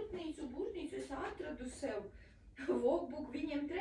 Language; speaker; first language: Latvian; non-native, local second language; Russian